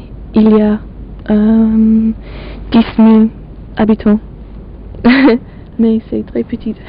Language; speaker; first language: French; non-native, learner; English